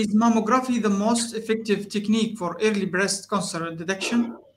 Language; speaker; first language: English; non-native, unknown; Arabic